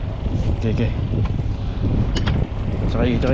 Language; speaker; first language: Malay; native; Malay